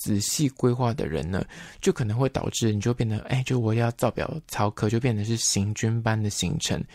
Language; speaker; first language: Chinese; native; Chinese